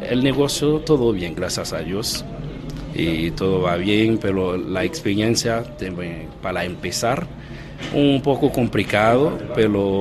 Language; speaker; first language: Spanish; non-native, learner; Haitian Creole